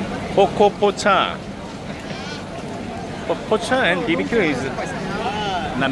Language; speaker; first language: English; non-native, learner; Korean